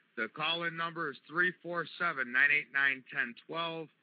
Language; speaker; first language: English; native; English